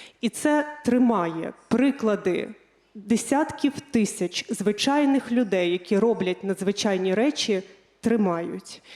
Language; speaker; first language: Ukrainian; native; Ukrainian